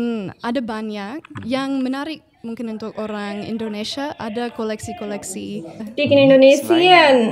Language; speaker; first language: Indonesian; non-native, fluent; English